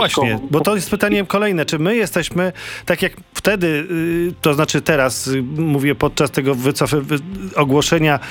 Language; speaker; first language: Polish; native; Polish